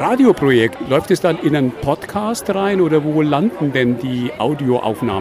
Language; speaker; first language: German; native; German